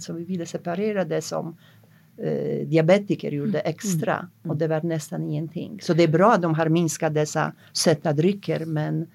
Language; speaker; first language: Swedish; non-native, fluent; Polish